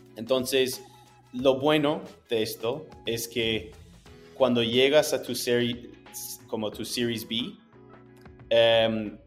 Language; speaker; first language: Spanish; non-native, fluent; English